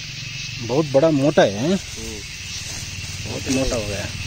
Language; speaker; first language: Hindi; non-native, local second language; Telugu